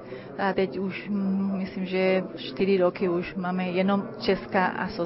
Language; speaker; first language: Czech; early bilingual, heritage; Czech